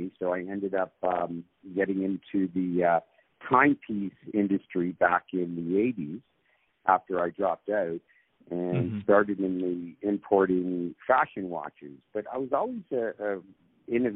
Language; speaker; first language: English; native; English